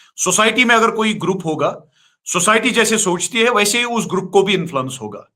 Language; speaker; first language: Urdu; non-native, local second language; Kashmiri